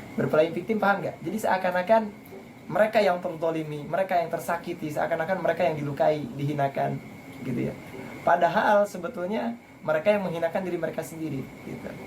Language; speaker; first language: Indonesian; native; Indonesian